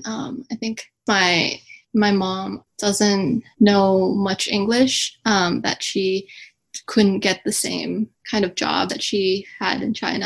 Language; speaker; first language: English; early bilingual, other home language; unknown